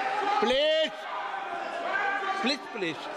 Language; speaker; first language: Hindi; native; Hindi